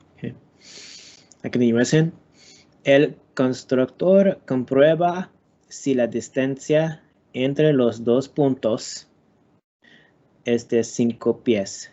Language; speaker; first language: Spanish; non-native, learner; English